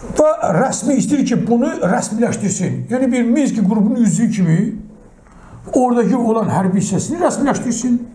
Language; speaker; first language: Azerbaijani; non-native, local second language; Talysh